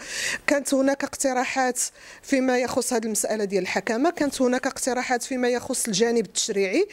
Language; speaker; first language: Arabic; native; Arabic